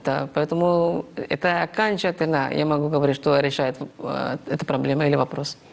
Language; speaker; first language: Russian; non-native, fluent; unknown